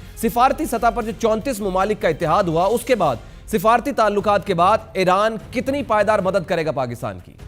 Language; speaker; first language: Urdu; native; Urdu